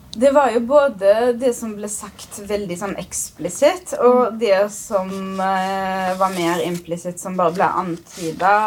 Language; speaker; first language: Norwegian; early bilingual, other home language; Arabic